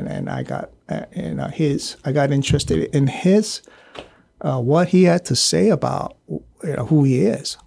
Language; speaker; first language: English; non-native, fluent; Korean